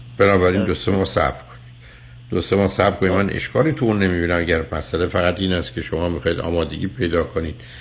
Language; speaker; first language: Persian; native; Persian